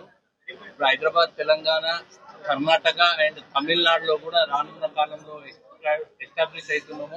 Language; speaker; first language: Telugu; native; Telugu